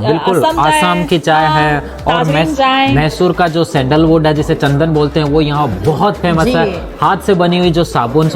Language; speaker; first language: Hindi; native; Hindi